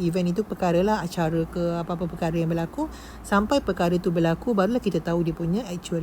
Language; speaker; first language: Malay; native; Malay